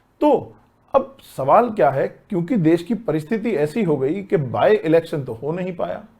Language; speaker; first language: Hindi; native; Hindi